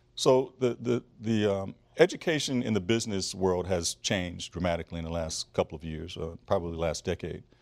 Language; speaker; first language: English; native; English